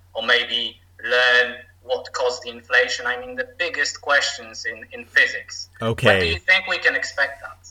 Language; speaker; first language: English; non-native, fluent; Polish